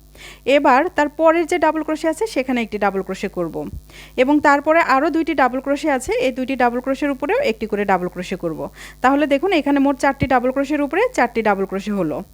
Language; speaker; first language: Bangla; native; Bangla